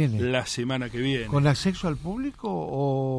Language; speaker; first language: Spanish; native; Spanish